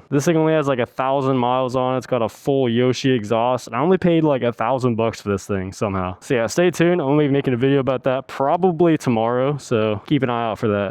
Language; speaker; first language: English; native; English